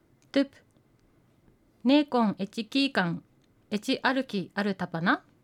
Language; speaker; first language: Japanese; native; Japanese